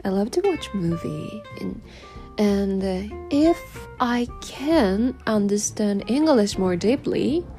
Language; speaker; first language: English; non-native, learner; Japanese